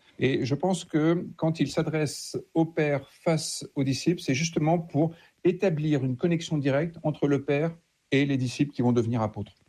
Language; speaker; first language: French; native; French